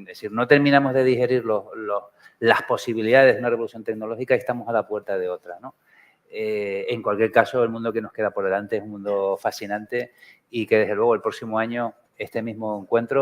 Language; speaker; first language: Spanish; native; Spanish